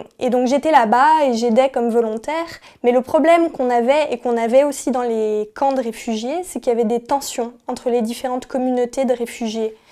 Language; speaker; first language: French; native; French